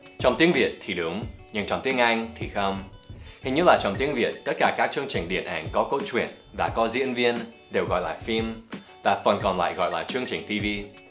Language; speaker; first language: Vietnamese; non-native, fluent; English